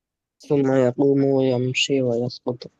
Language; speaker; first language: Arabic; non-native, learner; Bangla